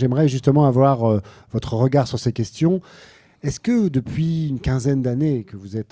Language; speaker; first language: French; native; French